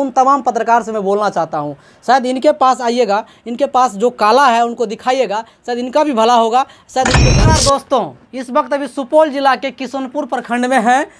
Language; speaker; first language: Hindi; native; Hindi